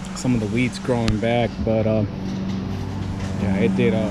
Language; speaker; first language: English; early bilingual, other home language; Spanish